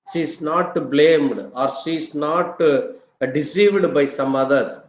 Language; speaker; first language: English; non-native, local second language; Tamil